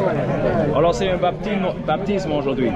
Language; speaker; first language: French; non-native, learner; English